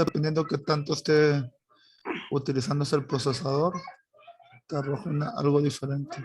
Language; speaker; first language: Spanish; native; Spanish